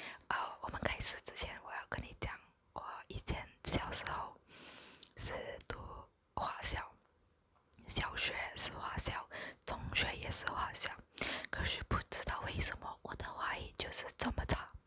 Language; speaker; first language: Chinese; non-native, local second language; English